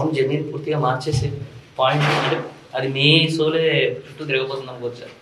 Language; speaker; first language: Telugu; native; Telugu